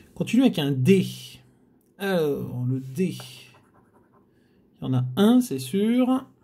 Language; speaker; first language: French; native; French